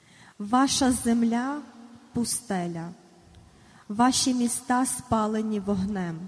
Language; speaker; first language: Ukrainian; native; Ukrainian